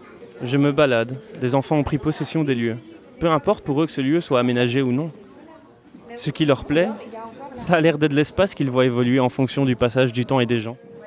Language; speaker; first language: French; native; French